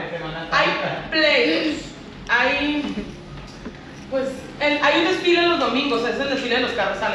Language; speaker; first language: Spanish; native; Spanish